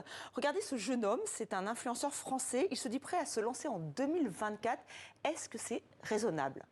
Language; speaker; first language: French; native; French